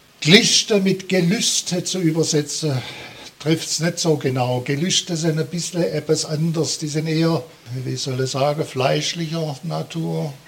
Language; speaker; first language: German; native; German